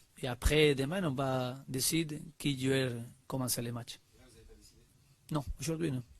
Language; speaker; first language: French; non-native, learner; Spanish